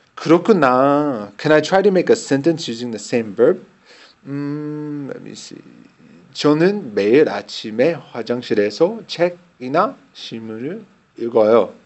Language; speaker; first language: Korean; non-native, learner; English